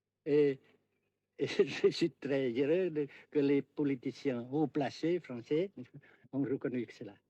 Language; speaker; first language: French; non-native, local second language; Vietnamese